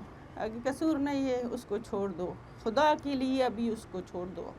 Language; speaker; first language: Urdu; non-native, local second language; Baluchi